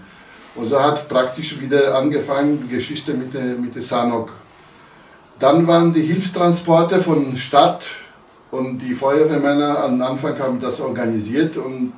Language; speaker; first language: German; non-native, local second language; Polish